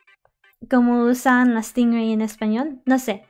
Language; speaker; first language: Spanish; non-native, learner; English